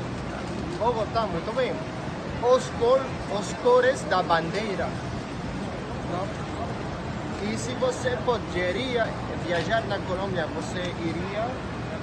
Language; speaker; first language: Portuguese; non-native, learner; French